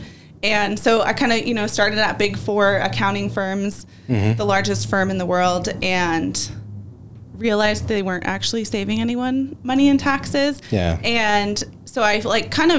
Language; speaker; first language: English; native; English